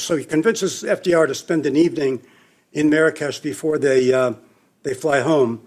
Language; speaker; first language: English; native; English